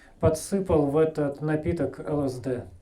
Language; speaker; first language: Russian; native; Russian